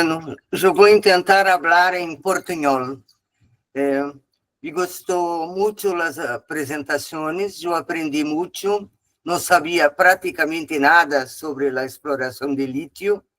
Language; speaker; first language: Spanish; non-native, fluent; Portuguese